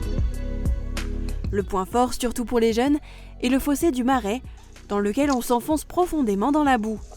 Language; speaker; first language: French; native; French